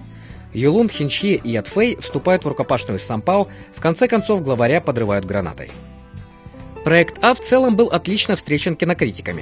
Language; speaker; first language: Russian; native; Russian